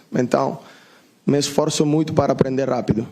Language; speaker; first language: Portuguese; non-native, learner; Italian